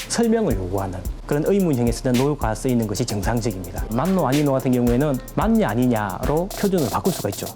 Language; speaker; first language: Korean; native; Korean